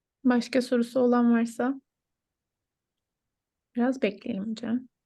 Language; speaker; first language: Turkish; native; Turkish